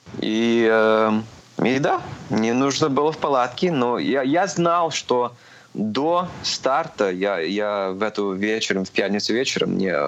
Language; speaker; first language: Russian; early bilingual, heritage; Russian